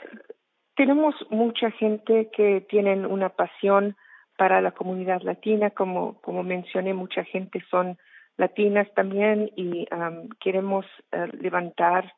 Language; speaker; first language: Spanish; non-native, fluent; English